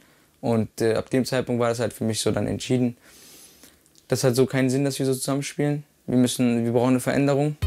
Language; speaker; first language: German; native; German